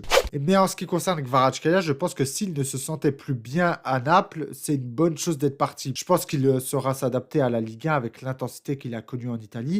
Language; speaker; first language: French; native; French